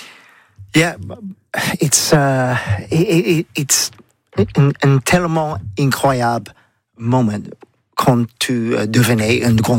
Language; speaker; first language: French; non-native, learner; English